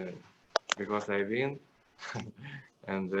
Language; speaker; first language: English; non-native, learner; Russian